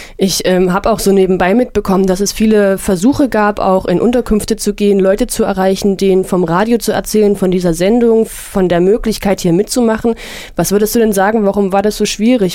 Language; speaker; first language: German; native; German